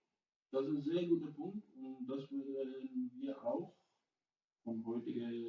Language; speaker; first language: German; non-native, fluent; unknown